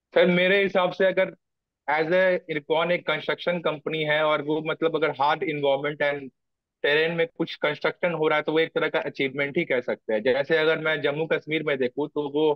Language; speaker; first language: Hindi; native; Hindi